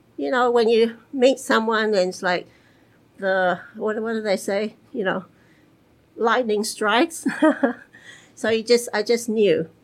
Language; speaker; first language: English; early bilingual, other home language; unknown